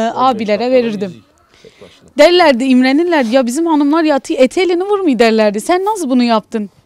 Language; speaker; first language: Turkish; native; Turkish